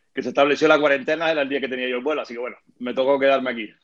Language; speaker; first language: Spanish; native; Spanish